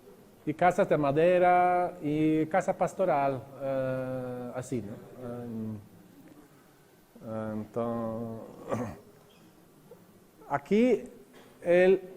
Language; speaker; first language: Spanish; non-native, learner; Norwegian